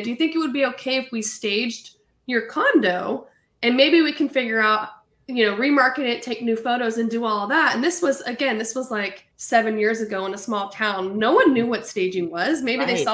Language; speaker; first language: English; native; English